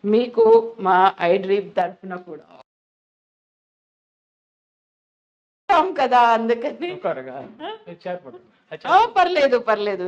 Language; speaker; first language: Telugu; native; Telugu